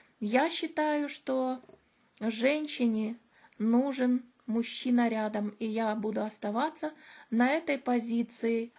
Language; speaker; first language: Russian; native; Russian